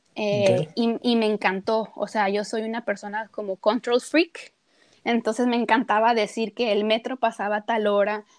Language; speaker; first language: Spanish; native; Spanish